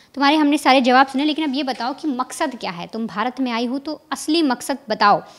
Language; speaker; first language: Hindi; native; Hindi